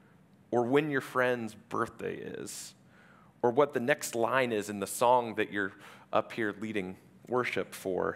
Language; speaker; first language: English; native; English